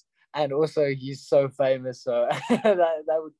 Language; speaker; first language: English; non-native, local second language; Afrikaans